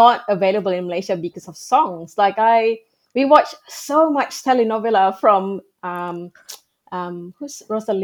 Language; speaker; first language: English; non-native, local second language; Malay